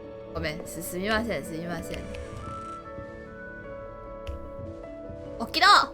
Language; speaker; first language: Japanese; non-native, learner; Chinese